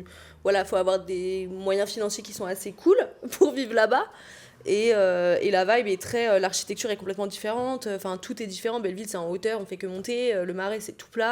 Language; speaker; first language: French; native; French